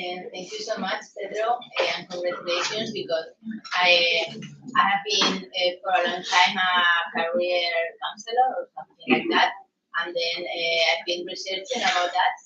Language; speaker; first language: English; non-native, learner; Spanish